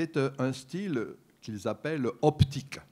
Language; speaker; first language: French; native; French